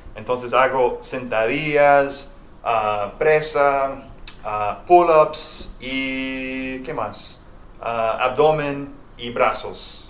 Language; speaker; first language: Spanish; non-native, fluent; English